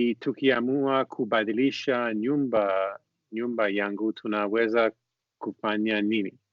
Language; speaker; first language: Swahili; non-native, learner; Persian